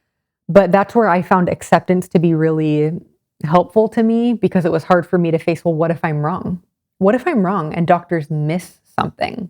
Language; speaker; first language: English; native; English